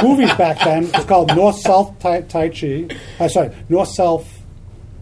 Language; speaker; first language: English; native; English